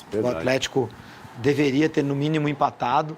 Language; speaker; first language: Portuguese; native; Portuguese